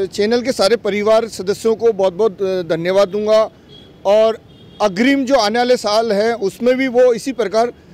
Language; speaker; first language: Hindi; native; Hindi